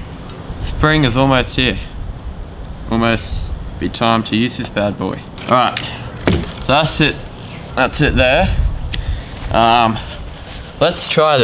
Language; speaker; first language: English; native; English